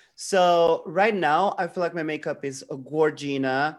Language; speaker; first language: English; non-native, fluent; Portuguese